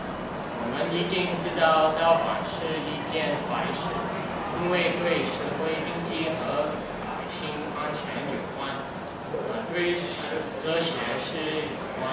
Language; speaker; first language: Chinese; non-native, learner; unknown